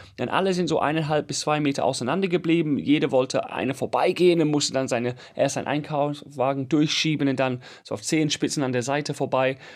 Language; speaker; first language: German; non-native, fluent; English